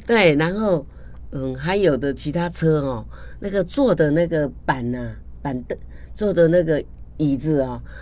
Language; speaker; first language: Chinese; native; Chinese